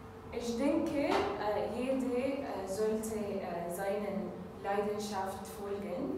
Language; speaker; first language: German; non-native, learner; Arabic